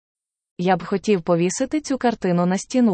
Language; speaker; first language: Ukrainian; native; Ukrainian